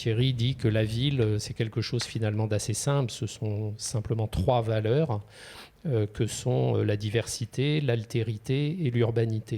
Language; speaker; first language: French; native; French